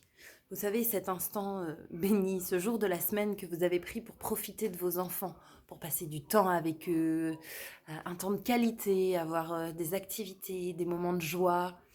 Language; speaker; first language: French; native; French